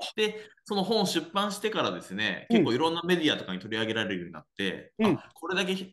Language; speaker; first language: Japanese; native; Japanese